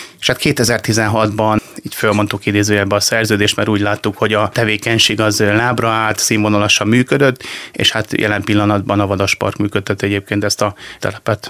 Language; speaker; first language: Hungarian; native; Hungarian